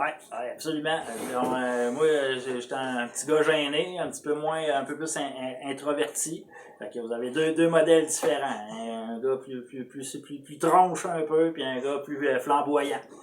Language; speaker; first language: French; native; French